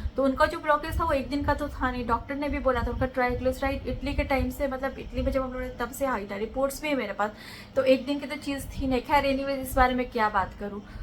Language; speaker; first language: Hindi; native; Hindi